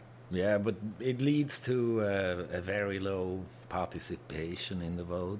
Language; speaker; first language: English; non-native, fluent; German